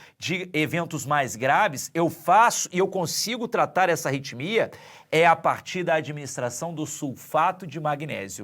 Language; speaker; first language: Portuguese; native; Portuguese